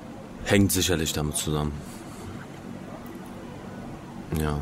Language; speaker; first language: German; early bilingual, other home language; Albanian